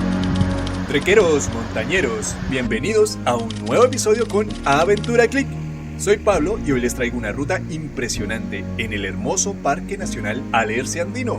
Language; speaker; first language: Spanish; native; Spanish